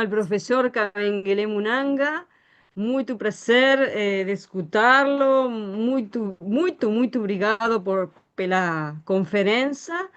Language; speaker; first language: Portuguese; non-native, learner; Spanish